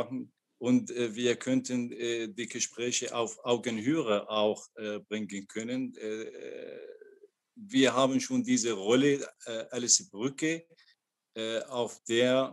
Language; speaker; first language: German; non-native, learner; Arabic